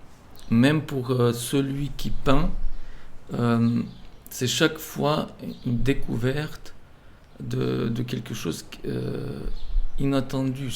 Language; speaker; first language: French; non-native, fluent; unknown